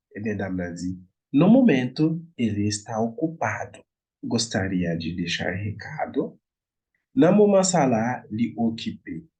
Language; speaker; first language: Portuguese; non-native, fluent; Haitian Creole